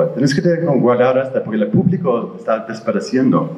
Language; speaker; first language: Spanish; non-native, fluent; English